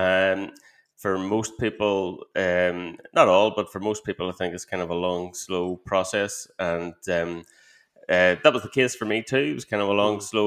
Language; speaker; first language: English; native; English